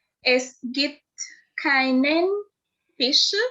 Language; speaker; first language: German; non-native, learner; English